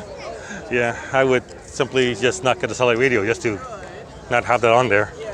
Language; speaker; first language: English; native; English